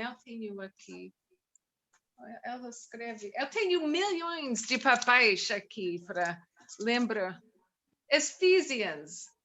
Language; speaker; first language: Portuguese; non-native, learner; English